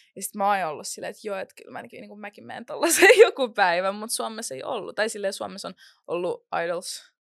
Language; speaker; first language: Finnish; non-native, local second language; Russian